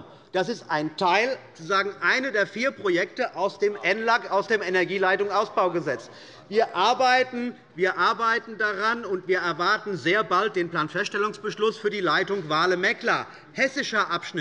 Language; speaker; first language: German; native; German